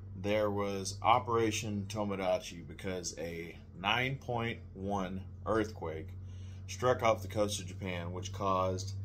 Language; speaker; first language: English; native; English